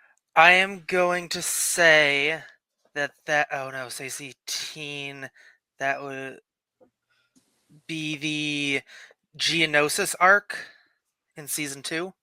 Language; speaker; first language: English; native; English